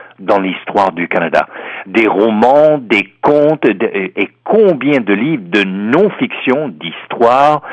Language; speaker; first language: French; non-native, fluent; English